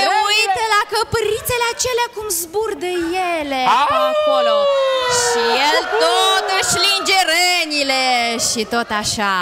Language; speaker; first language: Romanian; native; Romanian